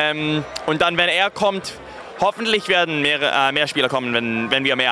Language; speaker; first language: German; non-native, fluent; English